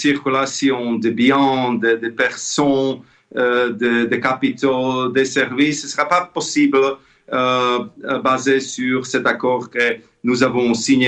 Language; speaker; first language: French; non-native, fluent; Slovak